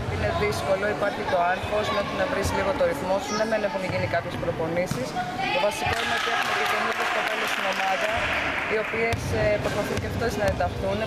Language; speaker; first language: Greek; native; Greek